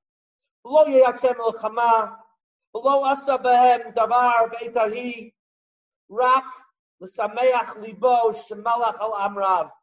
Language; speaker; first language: Hebrew; non-native, fluent; English